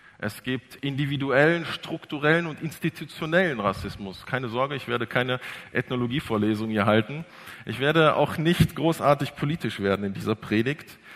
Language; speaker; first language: German; early bilingual, other home language; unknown